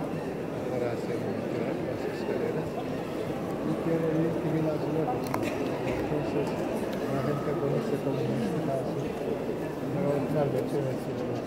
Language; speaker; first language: Spanish; non-native, learner; Turkish